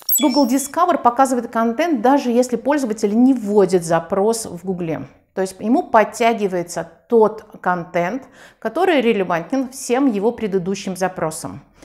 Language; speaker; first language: Russian; non-native, local second language; Tajik